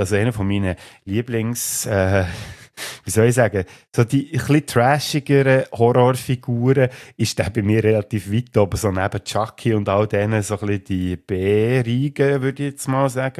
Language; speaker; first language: German; native; German